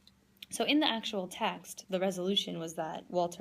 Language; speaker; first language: English; native; English